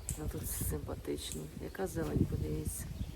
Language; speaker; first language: Ukrainian; native; Ukrainian